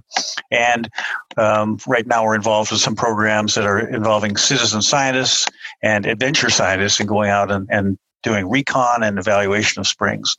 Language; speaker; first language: English; native; English